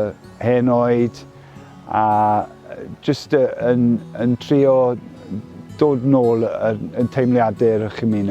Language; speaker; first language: Welsh; non-native, local second language; English